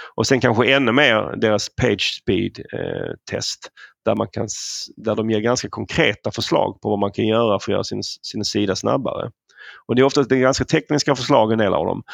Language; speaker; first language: Swedish; native; Swedish